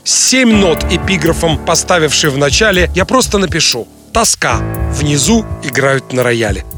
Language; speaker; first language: Russian; native; Russian